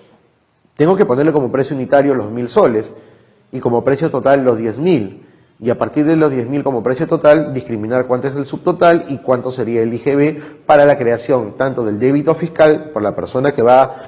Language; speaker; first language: Spanish; native; Spanish